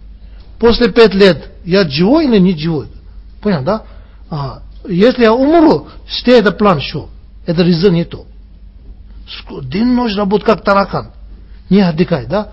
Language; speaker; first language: Russian; non-native, learner; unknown